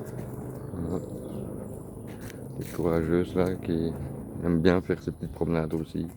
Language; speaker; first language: French; native; French